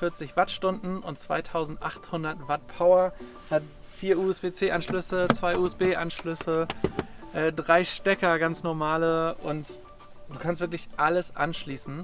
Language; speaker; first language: German; native; German